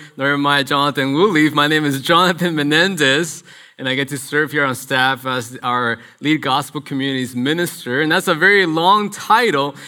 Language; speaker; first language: English; early bilingual, other home language; Spanish